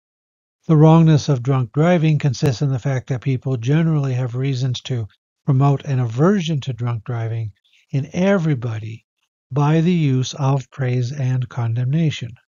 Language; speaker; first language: English; native; English